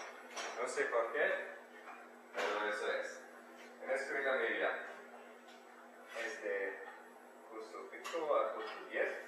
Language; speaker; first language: Spanish; non-native, learner; German